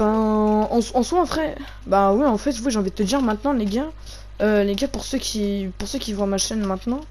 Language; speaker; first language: French; native; French